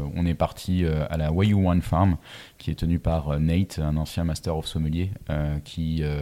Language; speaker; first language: French; native; French